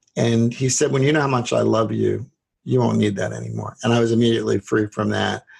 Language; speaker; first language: English; native; English